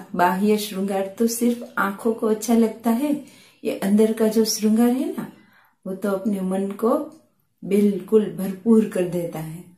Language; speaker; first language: Hindi; non-native, local second language; Gujarati